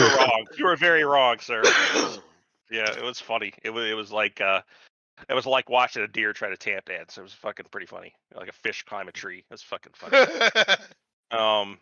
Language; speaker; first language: English; native; English